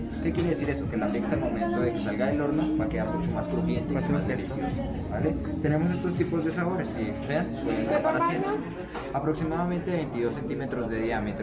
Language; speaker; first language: Spanish; native; Spanish